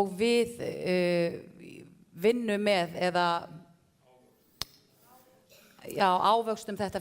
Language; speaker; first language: Icelandic; native; Icelandic